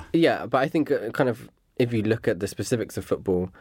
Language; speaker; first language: English; native; English